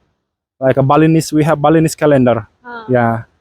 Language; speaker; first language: English; non-native, fluent; Balinese